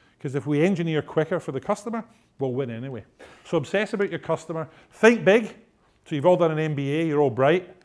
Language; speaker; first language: English; native; English